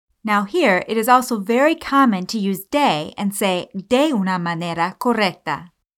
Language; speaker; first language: English; native; English